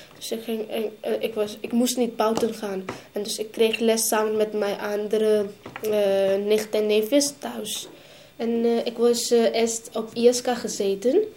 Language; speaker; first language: Dutch; non-native, learner; Hindi